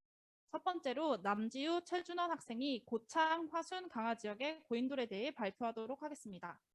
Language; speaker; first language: Korean; native; Korean